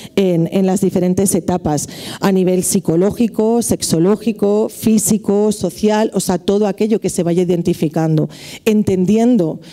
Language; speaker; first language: Spanish; native; Spanish